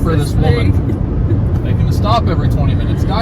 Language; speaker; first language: English; native; English